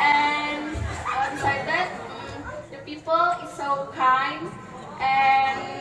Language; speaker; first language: English; non-native, learner; Indonesian